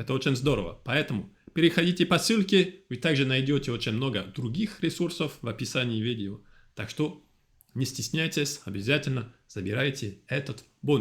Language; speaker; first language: Russian; non-native, fluent; French